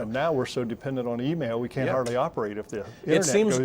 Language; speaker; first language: English; native; English